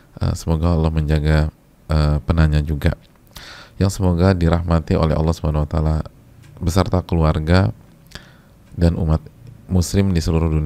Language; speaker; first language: Indonesian; native; Indonesian